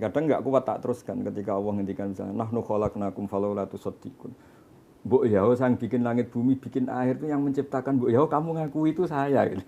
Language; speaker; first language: Indonesian; native; Indonesian